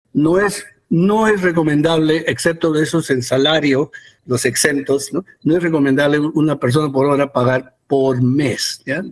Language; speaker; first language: Spanish; early bilingual, heritage; Spanish